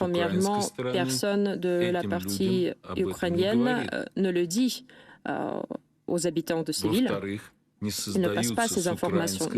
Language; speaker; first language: French; non-native, fluent; Russian